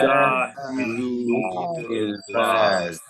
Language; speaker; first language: Arabic; non-native, learner; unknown